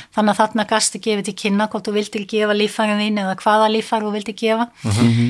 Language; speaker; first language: Icelandic; non-native, fluent; Dutch